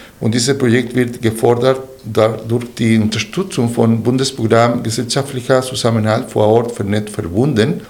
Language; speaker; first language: German; non-native, fluent; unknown